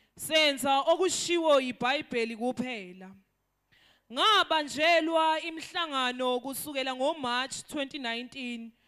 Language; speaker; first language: Zulu; native; Zulu